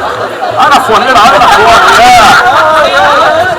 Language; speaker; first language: German; non-native, learner; Portuguese